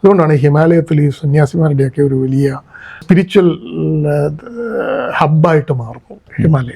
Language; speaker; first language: Malayalam; native; Malayalam